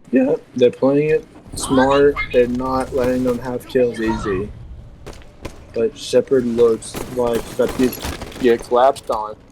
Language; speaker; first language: English; native; English